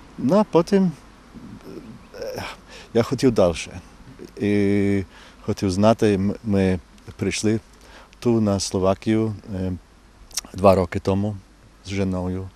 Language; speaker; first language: Ukrainian; non-native, fluent; English